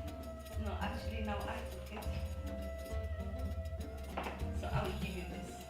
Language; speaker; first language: English; non-native, learner; Arabic